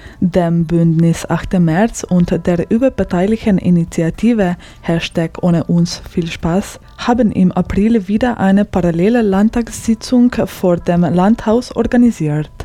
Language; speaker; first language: German; native; German